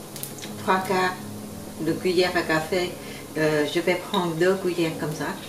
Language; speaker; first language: French; non-native, learner; Vietnamese